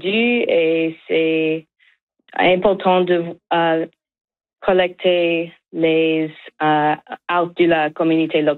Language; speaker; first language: French; non-native, learner; English